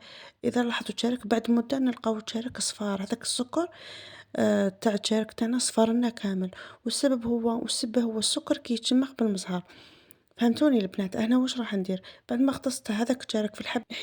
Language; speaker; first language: Arabic; native; Arabic